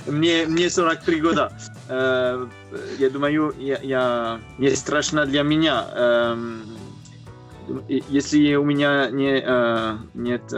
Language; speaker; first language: Russian; non-native, learner; French